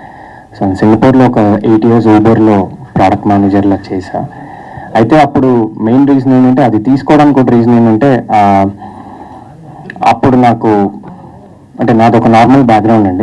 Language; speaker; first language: Telugu; native; Telugu